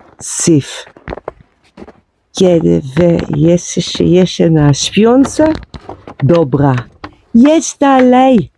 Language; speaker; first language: Polish; non-native, learner; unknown